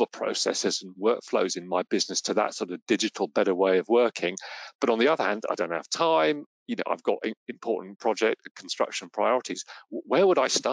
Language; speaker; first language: English; native; English